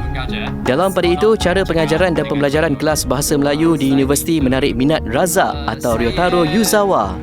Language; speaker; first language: Malay; native; Malay